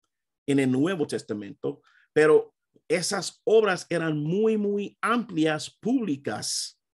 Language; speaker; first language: Spanish; non-native, fluent; English